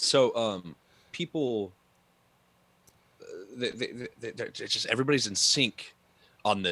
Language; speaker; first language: English; native; English